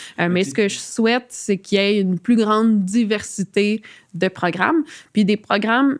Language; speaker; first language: French; native; French